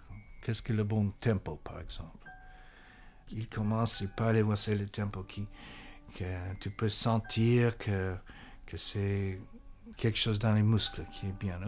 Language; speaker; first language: French; non-native, fluent; English